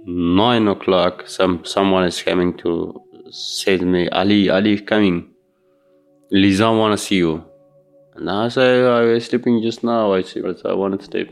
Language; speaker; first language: English; non-native, learner; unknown